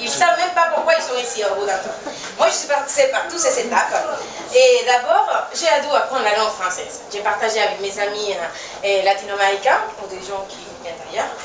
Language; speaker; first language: French; non-native, fluent; Spanish